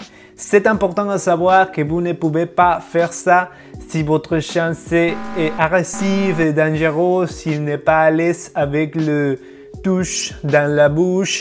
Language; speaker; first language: French; non-native, fluent; Spanish